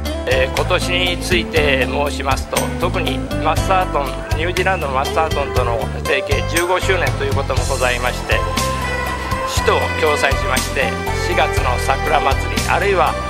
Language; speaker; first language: Japanese; native; Japanese